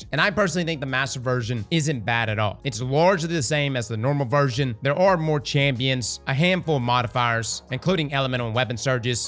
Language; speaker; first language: English; native; English